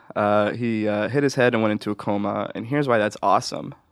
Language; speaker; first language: English; native; English